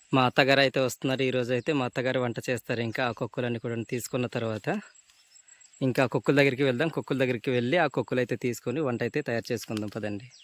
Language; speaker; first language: Telugu; non-native, local second language; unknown